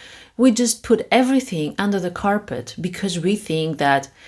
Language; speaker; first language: English; non-native, fluent; Greek